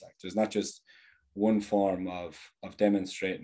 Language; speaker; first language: English; native; English